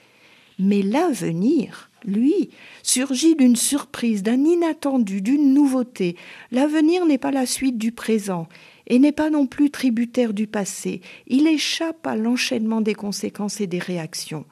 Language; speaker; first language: French; native; French